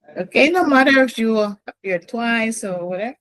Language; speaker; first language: English; non-native, fluent; Spanish